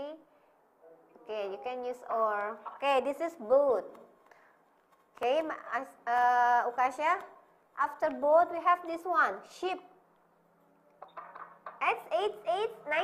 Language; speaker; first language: English; non-native, learner; Indonesian